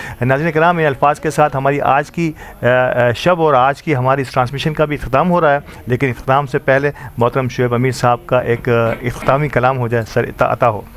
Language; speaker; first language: Urdu; native; Urdu